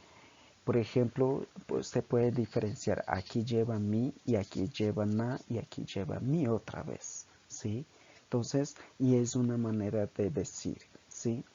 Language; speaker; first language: Spanish; non-native, local second language; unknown